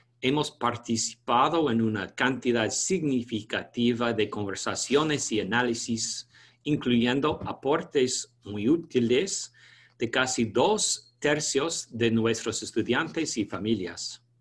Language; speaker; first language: Spanish; non-native, fluent; English